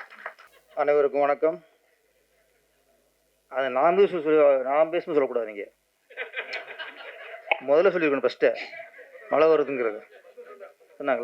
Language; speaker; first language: Tamil; native; Tamil